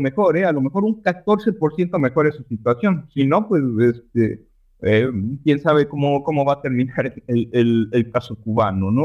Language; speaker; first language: Spanish; native; Spanish